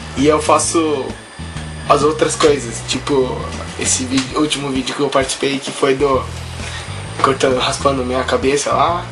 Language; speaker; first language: Portuguese; early bilingual, heritage; Portuguese